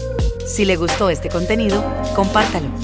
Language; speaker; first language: Spanish; native; Spanish